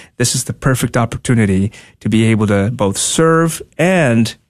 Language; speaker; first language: English; non-native, fluent; Spanish